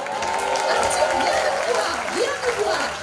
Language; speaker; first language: French; native; French